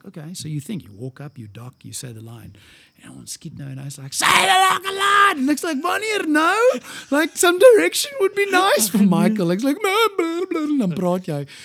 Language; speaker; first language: English; non-native, local second language; Afrikaans